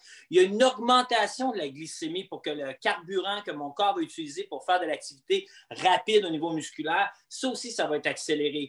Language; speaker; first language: French; native; French